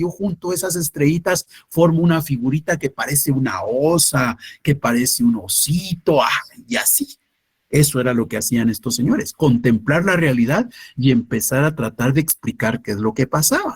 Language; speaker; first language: Spanish; native; Spanish